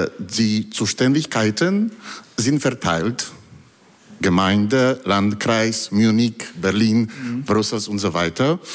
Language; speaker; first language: German; non-native, fluent; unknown